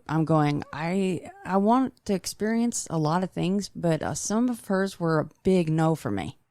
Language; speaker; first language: English; native; English